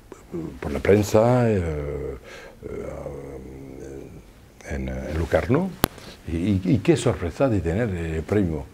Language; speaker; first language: Spanish; non-native, fluent; French